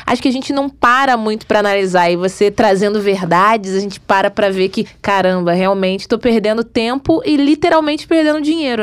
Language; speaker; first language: Portuguese; native; Portuguese